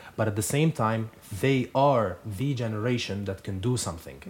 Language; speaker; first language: English; non-native, fluent; Arabic